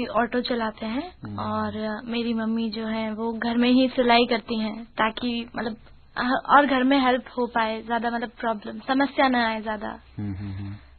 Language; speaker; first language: Hindi; native; Hindi